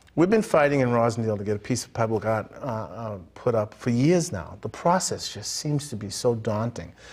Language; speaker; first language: English; native; English